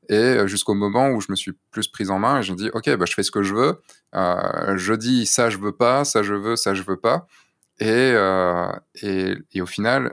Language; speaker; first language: French; native; French